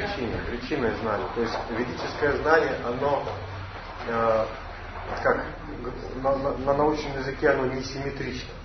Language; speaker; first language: Russian; native; Russian